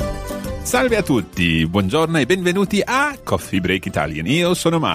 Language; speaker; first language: Italian; non-native, fluent; English